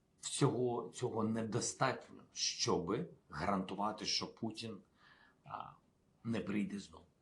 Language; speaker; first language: Ukrainian; non-native, local second language; Russian